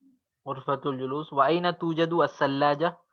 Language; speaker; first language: Arabic; non-native, fluent; Urdu